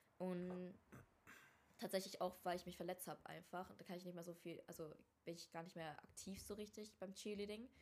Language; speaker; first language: German; early bilingual, other home language; Vietnamese